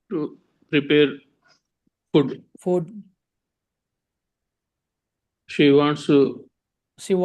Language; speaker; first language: English; non-native, learner; Telugu